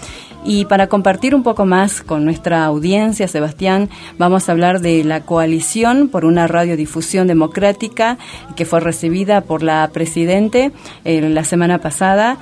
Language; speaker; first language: Spanish; native; Spanish